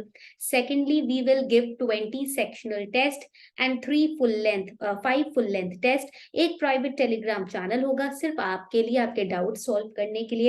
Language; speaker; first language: Hindi; native; Hindi